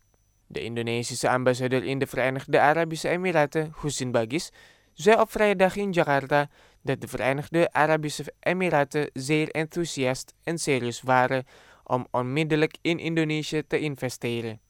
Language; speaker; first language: Dutch; non-native, fluent; Indonesian